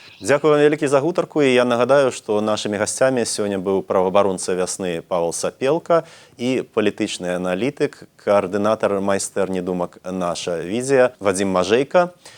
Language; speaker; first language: Belarusian; native; Belarusian